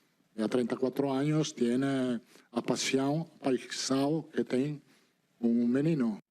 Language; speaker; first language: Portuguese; non-native, learner; Italian